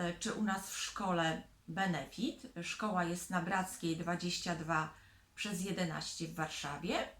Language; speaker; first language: Polish; native; Polish